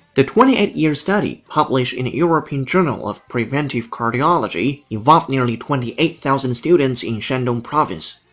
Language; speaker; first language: English; non-native, fluent; Chinese